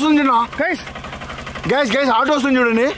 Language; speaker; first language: Telugu; native; Telugu